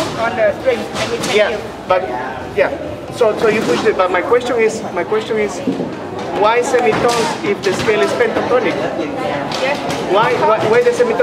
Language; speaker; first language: English; non-native, fluent; Spanish